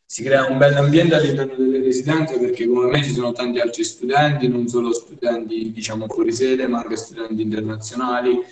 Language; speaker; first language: Italian; native; Italian